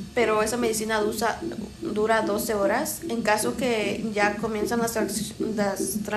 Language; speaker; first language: Spanish; early bilingual, heritage; Spanish